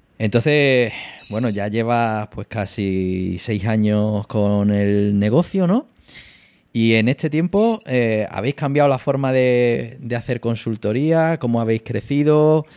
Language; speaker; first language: Spanish; native; Spanish